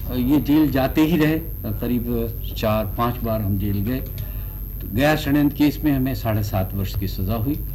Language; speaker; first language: Hindi; native; Hindi